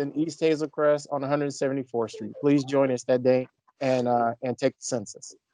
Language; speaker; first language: English; native; English